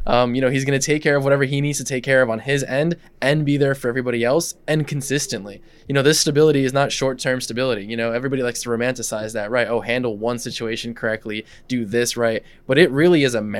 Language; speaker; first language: English; non-native, fluent; Russian